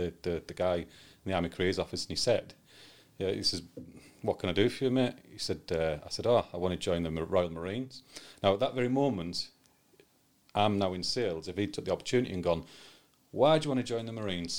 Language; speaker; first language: English; native; English